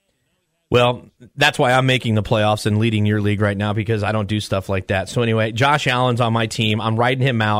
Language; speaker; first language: English; native; English